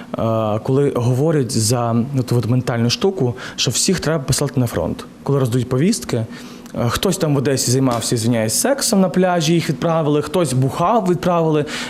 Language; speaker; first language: Ukrainian; native; Ukrainian